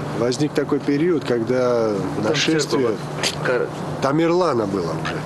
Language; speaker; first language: Russian; non-native, local second language; Georgian